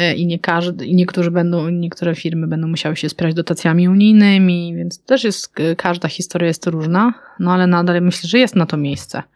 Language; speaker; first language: Polish; native; Polish